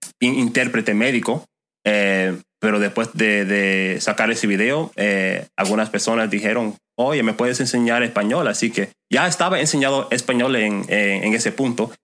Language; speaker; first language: Spanish; non-native, fluent; English